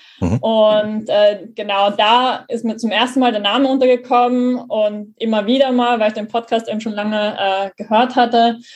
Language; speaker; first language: German; native; German